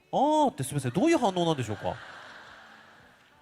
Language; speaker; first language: Japanese; native; Japanese